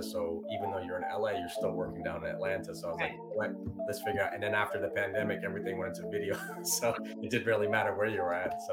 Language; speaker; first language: English; early bilingual, other home language; Italian